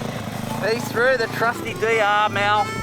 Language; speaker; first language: English; native; English